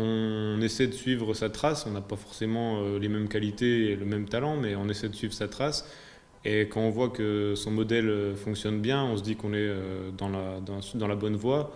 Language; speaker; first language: French; native; French